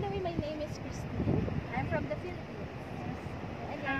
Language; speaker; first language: English; non-native, fluent; Filipino